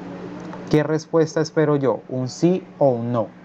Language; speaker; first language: Spanish; native; Spanish